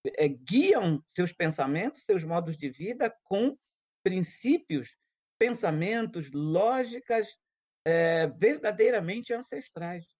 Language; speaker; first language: Portuguese; non-native, local second language; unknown